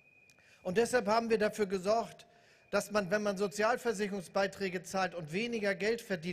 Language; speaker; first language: German; native; German